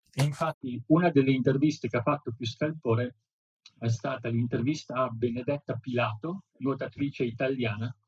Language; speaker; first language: Italian; native; Italian